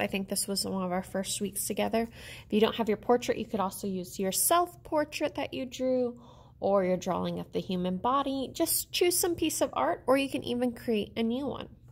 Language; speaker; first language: English; native; English